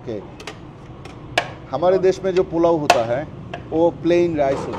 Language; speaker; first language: Hindi; non-native, fluent; Bangla